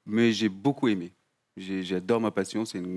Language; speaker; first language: French; native; French